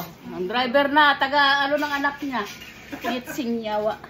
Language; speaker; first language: Filipino; non-native, local second language; Bikol